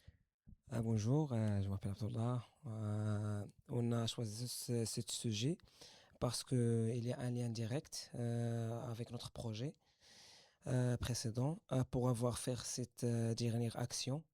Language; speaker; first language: French; non-native, learner; Arabic